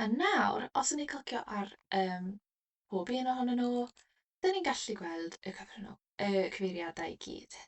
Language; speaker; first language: Welsh; non-native, local second language; English